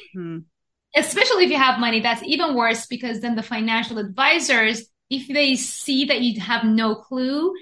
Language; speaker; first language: English; non-native, fluent; Persian